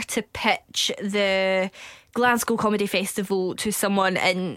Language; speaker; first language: English; native; English